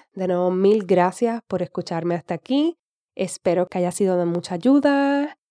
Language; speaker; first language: Spanish; native; Spanish